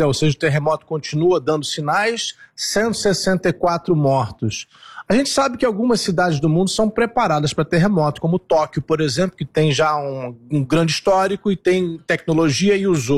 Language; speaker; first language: Portuguese; native; Portuguese